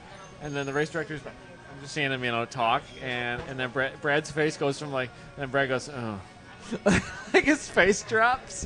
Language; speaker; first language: English; native; English